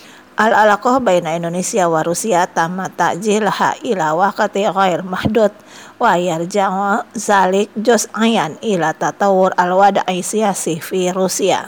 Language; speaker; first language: Arabic; non-native, fluent; Indonesian